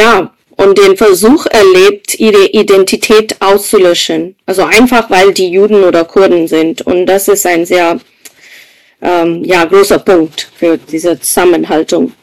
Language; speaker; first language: German; non-native, fluent; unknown